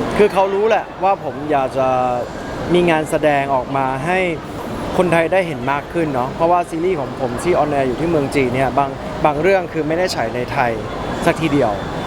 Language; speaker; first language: Thai; early bilingual, heritage; Thai